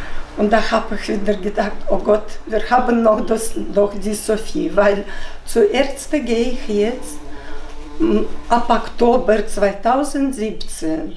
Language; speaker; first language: German; non-native, fluent; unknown